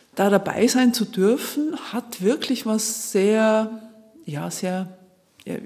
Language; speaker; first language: German; native; German